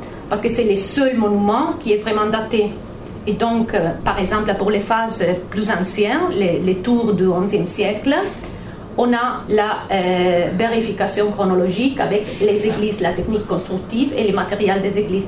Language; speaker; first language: French; non-native, fluent; Spanish